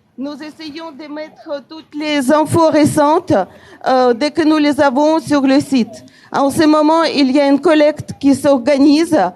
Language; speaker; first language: French; non-native, fluent; Ukrainian